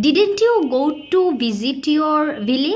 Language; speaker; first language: English; non-native, fluent; Bangla